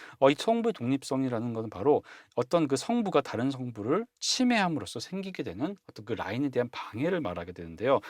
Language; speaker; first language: Korean; native; Korean